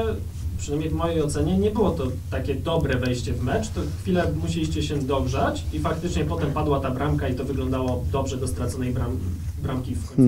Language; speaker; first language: Polish; native; Polish